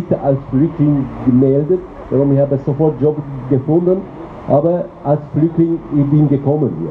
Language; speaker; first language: German; non-native, learner; Albanian